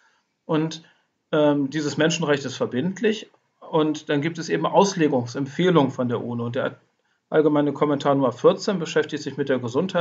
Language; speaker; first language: German; native; German